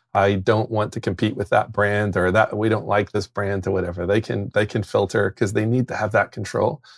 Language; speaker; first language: English; native; English